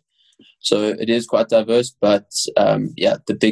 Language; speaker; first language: English; native; English